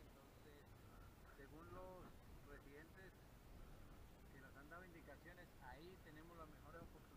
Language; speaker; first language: Spanish; native; Spanish